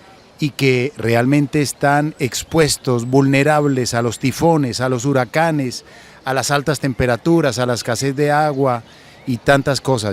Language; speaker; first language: Spanish; native; Spanish